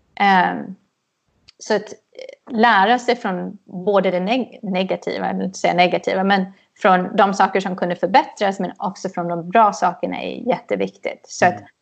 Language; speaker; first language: Swedish; native; Swedish